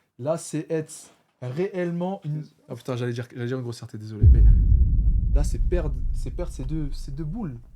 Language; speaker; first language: French; native; French